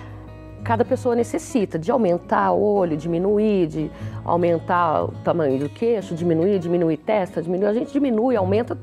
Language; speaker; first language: Portuguese; native; Portuguese